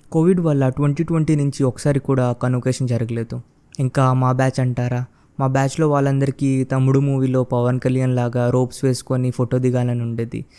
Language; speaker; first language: Telugu; early bilingual, heritage; Telugu